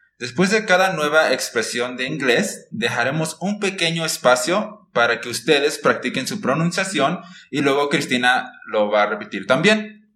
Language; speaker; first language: Spanish; non-native, fluent; English